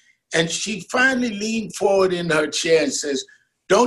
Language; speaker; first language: English; native; English